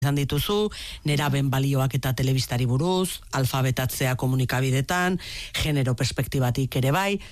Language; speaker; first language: Basque; native; Basque